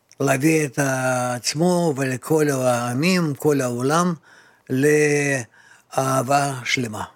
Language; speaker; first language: Hebrew; non-native, fluent; Russian